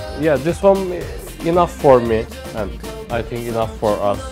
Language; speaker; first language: English; non-native, learner; Turkish